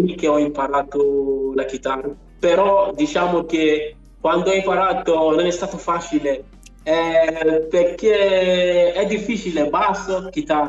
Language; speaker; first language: Italian; non-native, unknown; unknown